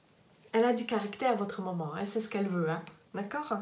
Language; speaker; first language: French; native; French